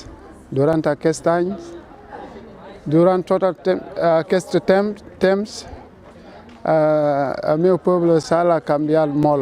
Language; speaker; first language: Catalan; non-native, fluent; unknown